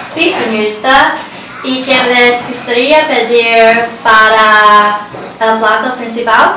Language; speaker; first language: Spanish; non-native, learner; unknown